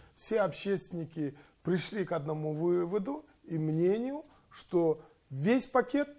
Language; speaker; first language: Russian; non-native, local second language; Kazakh